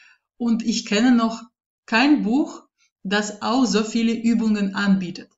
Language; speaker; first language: German; non-native, fluent; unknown